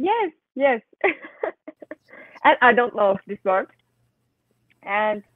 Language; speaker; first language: English; non-native, learner; Turkish